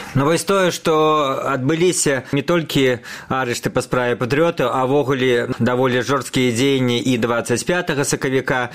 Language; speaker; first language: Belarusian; native; Belarusian